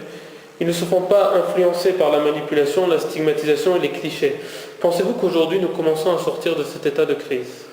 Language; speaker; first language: French; native; French